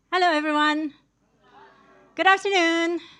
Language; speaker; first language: English; non-native, fluent; Indonesian